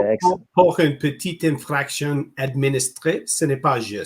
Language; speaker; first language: French; non-native, local second language; English